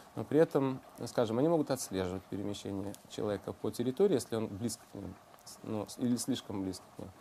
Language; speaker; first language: Russian; native; Russian